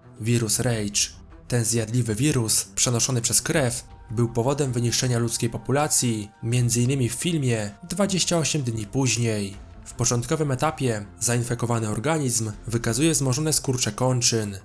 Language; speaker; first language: Polish; native; Polish